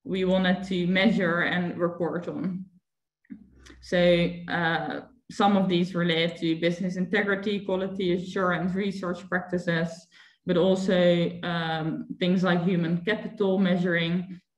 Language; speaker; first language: English; non-native, fluent; Dutch